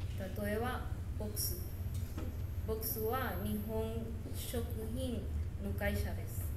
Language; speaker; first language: Japanese; non-native, learner; Spanish